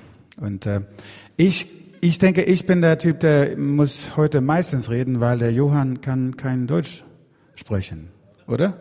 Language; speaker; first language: German; non-native, learner; Swedish